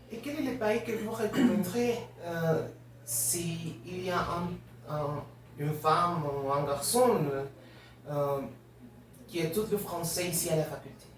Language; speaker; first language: French; non-native, learner; Spanish